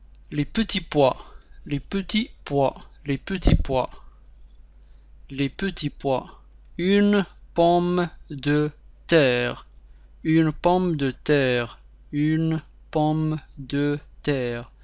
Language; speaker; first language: French; non-native, fluent; Arabic